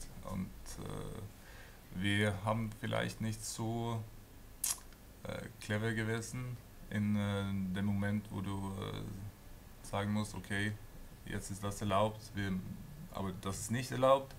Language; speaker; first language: German; non-native, fluent; Norwegian